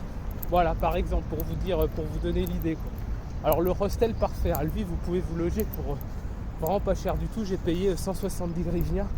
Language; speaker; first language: French; native; French